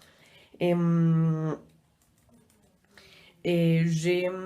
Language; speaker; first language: French; non-native, learner; Spanish